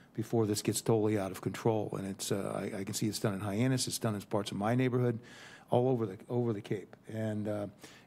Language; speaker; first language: English; native; English